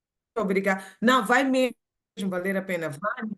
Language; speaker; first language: Portuguese; non-native, local second language; Tsonga